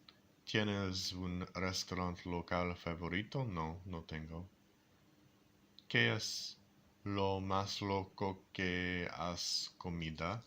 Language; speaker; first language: Spanish; non-native, learner; English